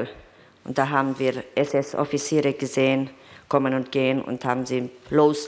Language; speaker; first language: German; non-native, fluent; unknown